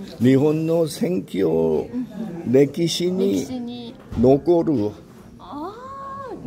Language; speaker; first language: Japanese; non-native, learner; Korean